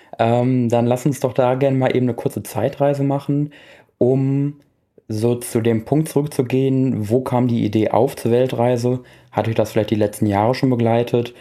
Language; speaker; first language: German; native; German